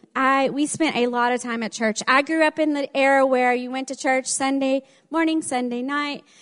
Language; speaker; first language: English; native; English